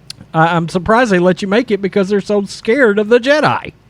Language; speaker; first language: English; native; English